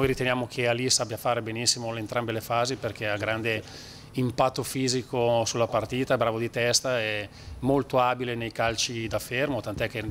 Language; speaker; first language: Italian; native; Italian